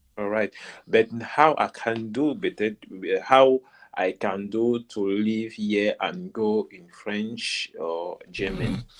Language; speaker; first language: English; non-native, learner; Russian